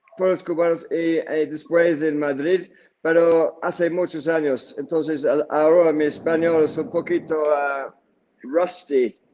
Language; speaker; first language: Spanish; non-native, learner; English